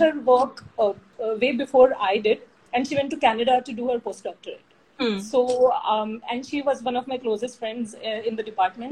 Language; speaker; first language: English; non-native, local second language; Marathi